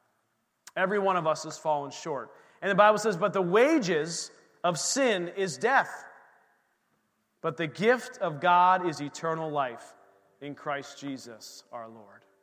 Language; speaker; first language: English; native; English